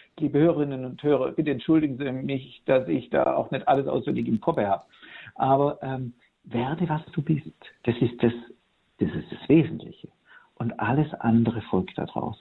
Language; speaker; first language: German; native; German